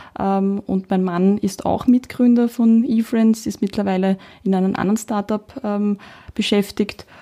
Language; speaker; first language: German; early bilingual, heritage; Czech